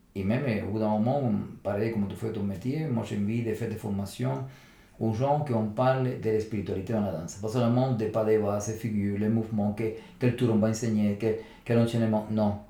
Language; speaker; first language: French; non-native, fluent; Spanish